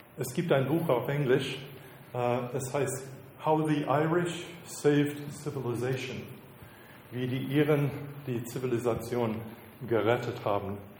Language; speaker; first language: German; non-native, fluent; English